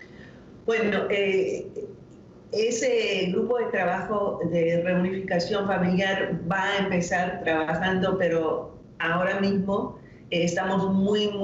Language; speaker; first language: Spanish; non-native, fluent; English